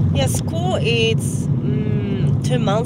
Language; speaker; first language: English; non-native, learner; Japanese